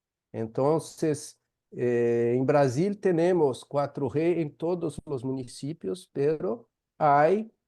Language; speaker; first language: Spanish; non-native, fluent; Portuguese